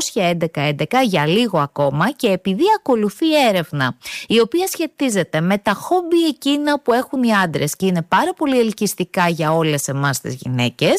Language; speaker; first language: Greek; native; Greek